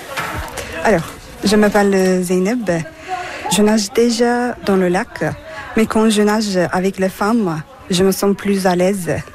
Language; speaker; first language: French; non-native, fluent; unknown